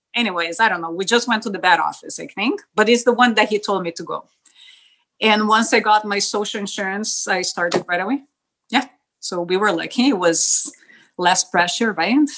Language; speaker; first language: English; non-native, fluent; Spanish